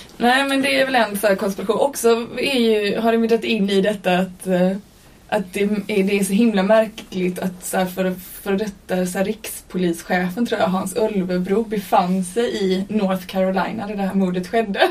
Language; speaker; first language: Swedish; native; Swedish